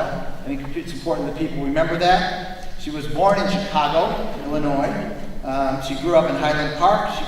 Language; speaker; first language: English; native; English